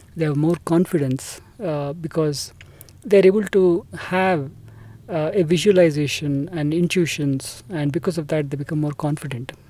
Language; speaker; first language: English; non-native, local second language; Telugu